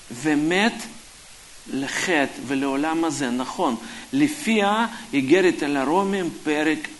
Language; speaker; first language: Hebrew; non-native, fluent; Russian